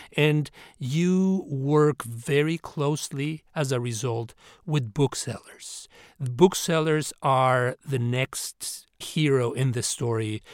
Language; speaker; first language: English; non-native, fluent; Spanish